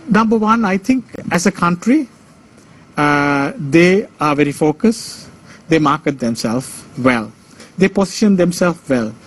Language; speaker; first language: English; non-native, local second language; Sinhala